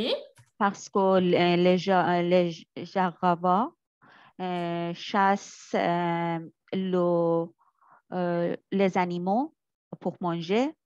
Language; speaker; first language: French; non-native, learner; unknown